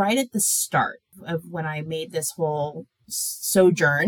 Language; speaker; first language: English; early bilingual, other home language; Korean